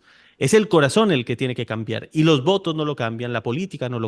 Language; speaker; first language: Spanish; native; Spanish